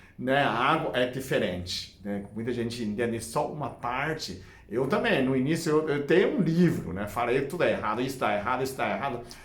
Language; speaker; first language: Portuguese; non-native, fluent; Chinese